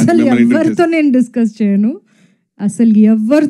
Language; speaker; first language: Telugu; non-native, fluent; Tamil